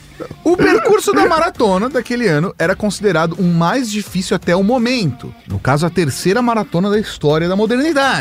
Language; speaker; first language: Portuguese; native; Portuguese